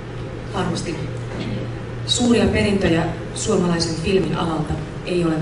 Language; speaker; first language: Finnish; native; Finnish